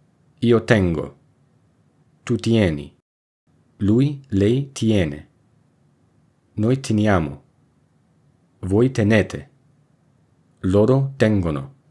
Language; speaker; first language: Italian; non-native, fluent; English